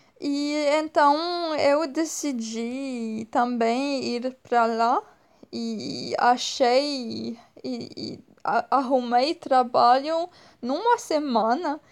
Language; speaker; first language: Portuguese; non-native, fluent; French